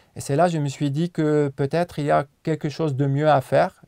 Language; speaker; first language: French; non-native, local second language; Arabic